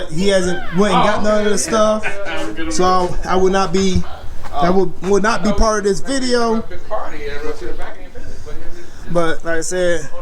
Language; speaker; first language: English; native; English